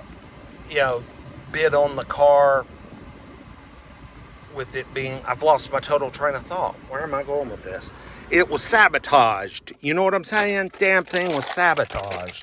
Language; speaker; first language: English; native; English